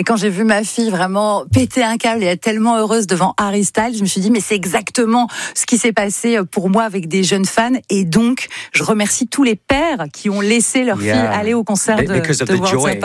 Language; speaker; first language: French; native; French